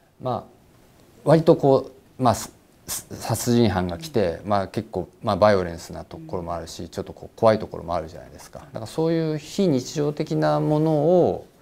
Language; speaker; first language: Japanese; native; Japanese